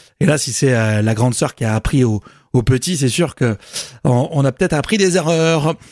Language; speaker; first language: French; native; French